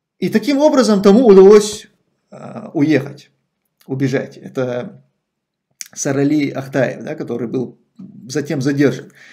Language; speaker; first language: Russian; non-native, local second language; Chechen